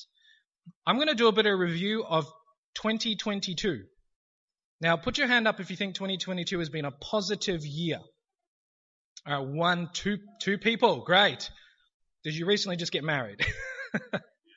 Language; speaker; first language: English; native; English